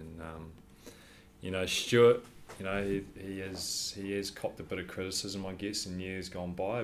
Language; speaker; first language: English; native; English